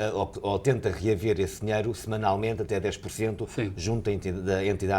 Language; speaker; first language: Portuguese; native; Portuguese